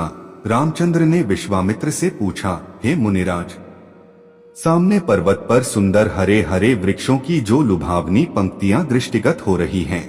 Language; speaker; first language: Hindi; native; Hindi